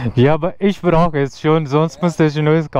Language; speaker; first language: German; non-native, learner; Urdu